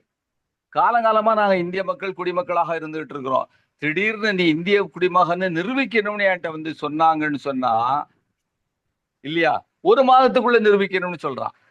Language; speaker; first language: Tamil; native; Tamil